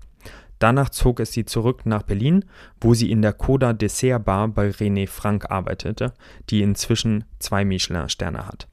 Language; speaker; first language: German; native; German